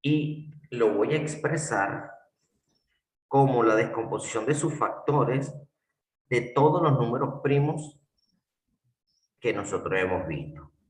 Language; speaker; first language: Spanish; native; Spanish